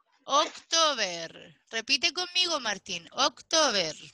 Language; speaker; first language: Spanish; native; Spanish